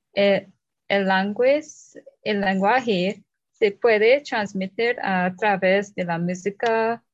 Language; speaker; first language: Spanish; non-native, learner; English